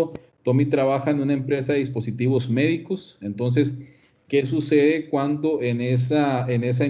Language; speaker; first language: Spanish; native; Spanish